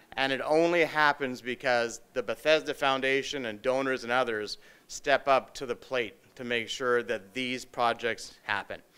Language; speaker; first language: English; native; English